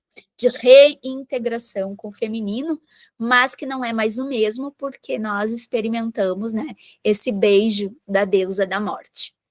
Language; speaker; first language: Portuguese; native; Portuguese